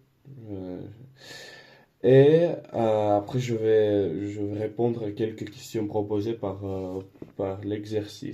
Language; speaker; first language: French; non-native, learner; Spanish